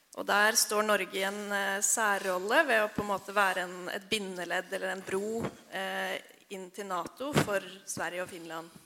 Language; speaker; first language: Norwegian; native; Norwegian